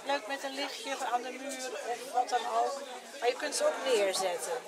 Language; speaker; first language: Dutch; non-native, fluent; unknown